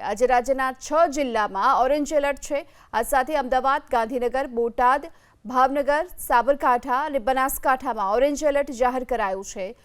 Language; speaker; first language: Gujarati; native; Gujarati